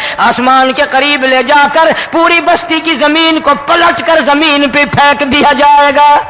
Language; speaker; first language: Urdu; non-native, local second language; Punjabi